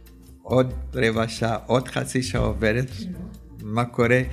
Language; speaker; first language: Hebrew; early bilingual, other home language; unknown